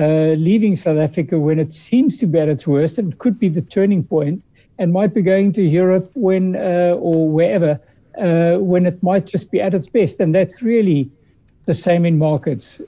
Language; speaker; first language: English; early bilingual, other home language; Dutch